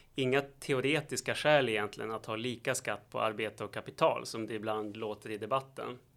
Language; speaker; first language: Swedish; native; Swedish